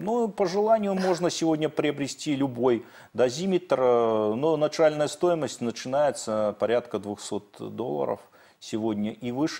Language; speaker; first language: Russian; native; Russian